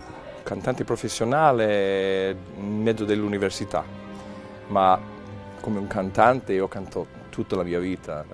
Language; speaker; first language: Italian; non-native, learner; English